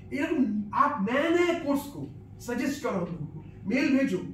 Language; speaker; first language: Hindi; non-native, local second language; Bangla